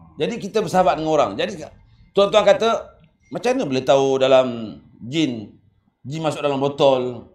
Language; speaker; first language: Malay; native; Malay